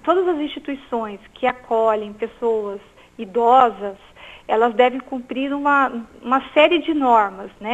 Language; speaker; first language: Portuguese; native; Portuguese